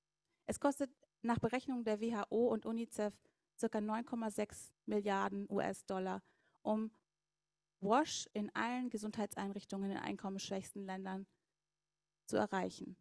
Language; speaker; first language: German; native; German